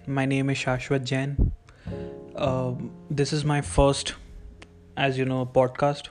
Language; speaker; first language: English; non-native, local second language; Hindi